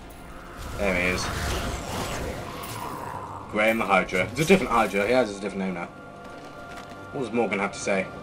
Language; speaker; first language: English; native; English